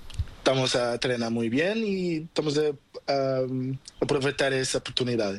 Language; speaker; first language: Spanish; non-native, learner; Portuguese